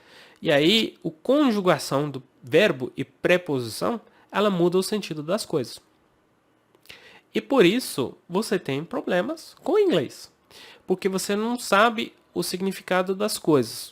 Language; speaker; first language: Portuguese; non-native, fluent; English